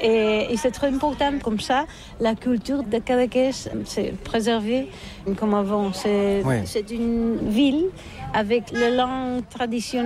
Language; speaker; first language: French; non-native, learner; Catalan